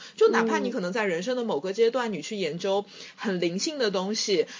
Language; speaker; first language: Chinese; native; Chinese